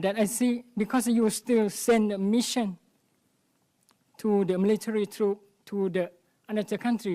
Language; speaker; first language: English; non-native, learner; Thai